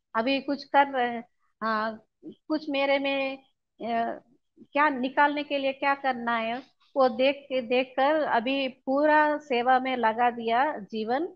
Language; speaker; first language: Hindi; non-native, local second language; Telugu